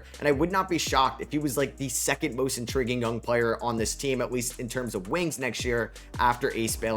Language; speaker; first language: English; native; English